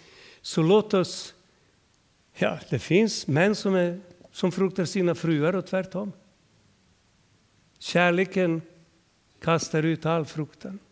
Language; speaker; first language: Swedish; non-native, fluent; Serbian